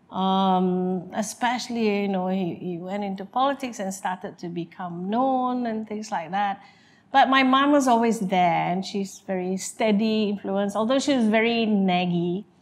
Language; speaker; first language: English; non-native, local second language; Malay